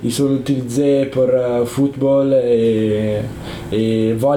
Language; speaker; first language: French; non-native, learner; Italian